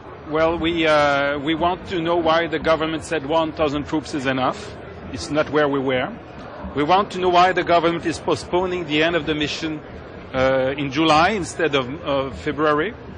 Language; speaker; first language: English; non-native, fluent; French